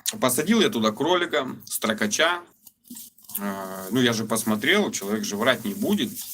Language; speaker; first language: Russian; native; Russian